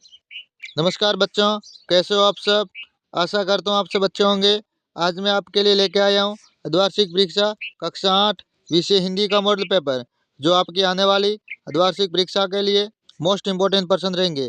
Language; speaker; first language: Hindi; native; Hindi